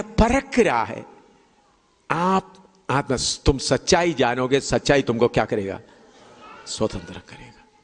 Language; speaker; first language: Hindi; non-native, local second language; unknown